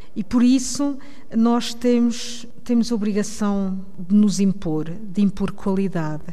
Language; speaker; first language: Portuguese; early bilingual, heritage; Portuguese